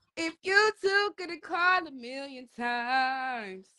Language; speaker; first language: English; native; English